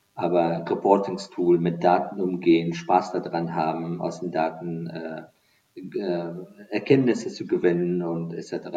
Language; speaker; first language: German; non-native, fluent; Persian